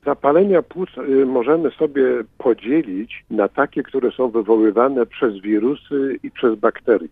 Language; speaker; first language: Polish; native; Polish